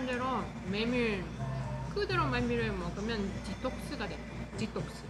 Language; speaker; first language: Korean; non-native, fluent; Russian